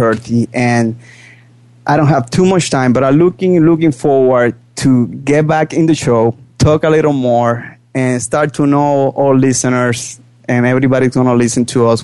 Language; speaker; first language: English; non-native, fluent; Spanish